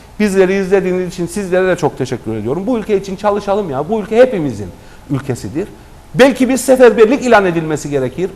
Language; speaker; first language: Turkish; native; Turkish